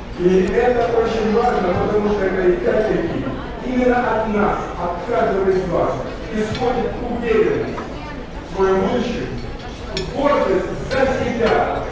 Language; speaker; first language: Russian; native; Russian